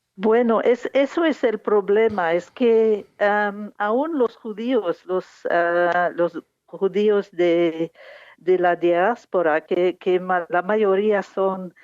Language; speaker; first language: Spanish; non-native, fluent; English